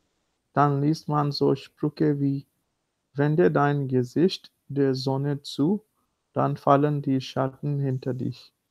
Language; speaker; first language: German; non-native, learner; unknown